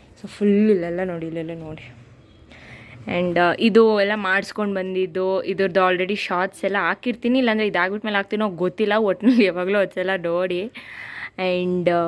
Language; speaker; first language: Kannada; non-native, local second language; Tamil